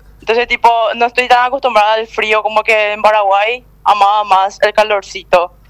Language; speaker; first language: Spanish; early bilingual, other home language; Korean